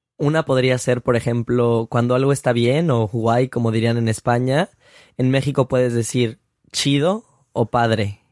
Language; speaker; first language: Spanish; native; Spanish